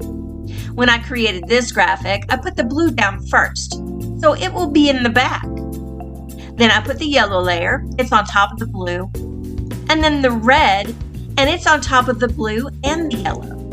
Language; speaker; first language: English; native; English